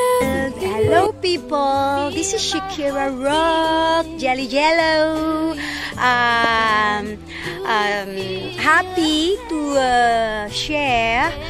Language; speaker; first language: English; non-native, learner; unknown